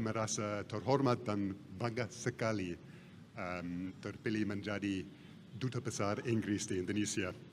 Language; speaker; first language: Indonesian; non-native, fluent; English